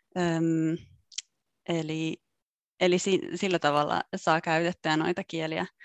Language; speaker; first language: Finnish; native; Finnish